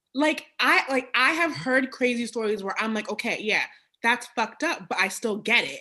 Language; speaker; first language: English; native; English